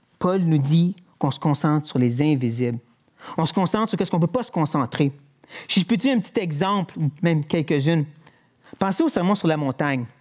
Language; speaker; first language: French; native; French